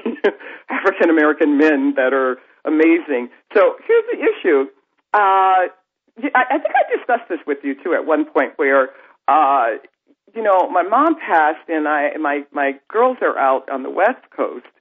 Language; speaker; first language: English; native; English